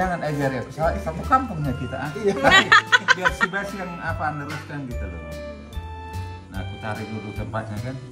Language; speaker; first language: Indonesian; native; Indonesian